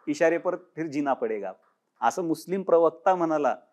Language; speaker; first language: Hindi; non-native, local second language; Marathi